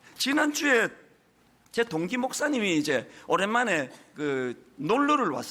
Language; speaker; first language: Korean; native; Korean